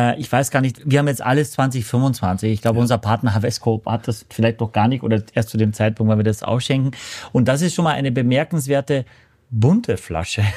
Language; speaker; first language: German; native; German